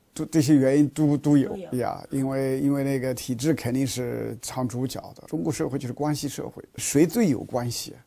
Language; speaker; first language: Chinese; native; Chinese